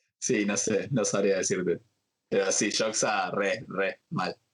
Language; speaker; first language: Spanish; native; Spanish